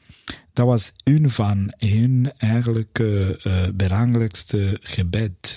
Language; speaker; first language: Dutch; non-native, fluent; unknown